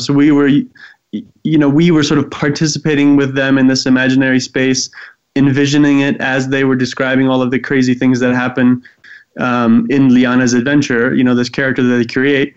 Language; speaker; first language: English; native; English